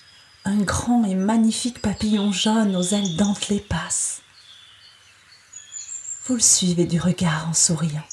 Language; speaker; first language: French; native; French